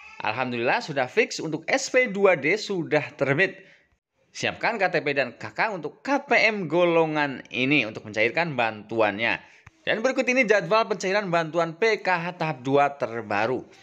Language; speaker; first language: Indonesian; native; Indonesian